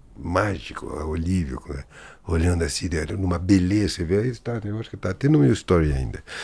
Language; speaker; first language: Portuguese; non-native, fluent; French